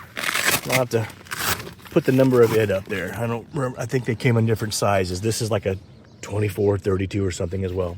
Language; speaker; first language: English; native; English